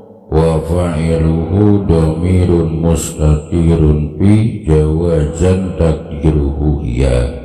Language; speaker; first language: Arabic; non-native, fluent; Sundanese